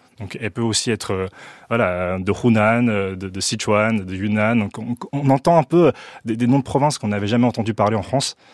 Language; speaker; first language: French; early bilingual, other home language; Chinese